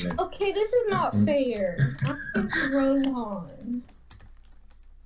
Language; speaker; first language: English; native; English